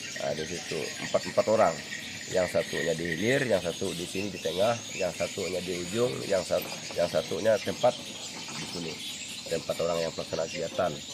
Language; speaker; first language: Indonesian; non-native, local second language; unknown